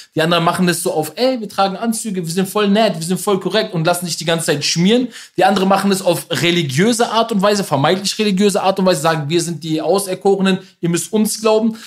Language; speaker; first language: German; early bilingual, other home language; Persian